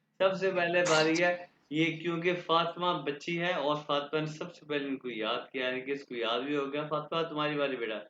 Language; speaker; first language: Urdu; non-native, local second language; Punjabi